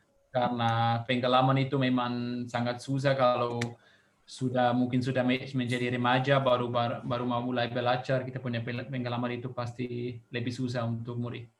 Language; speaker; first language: Indonesian; non-native, fluent; Swiss German